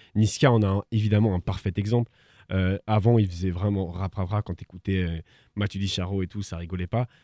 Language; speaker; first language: French; native; French